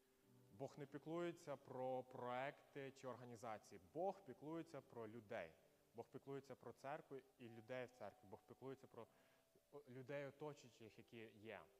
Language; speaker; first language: Ukrainian; native; Ukrainian